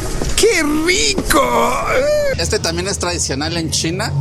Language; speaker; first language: Spanish; native; Spanish